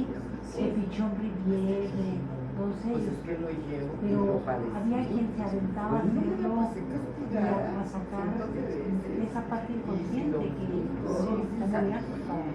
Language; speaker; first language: Spanish; native; Spanish